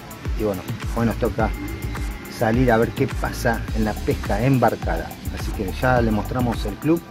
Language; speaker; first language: Spanish; native; Spanish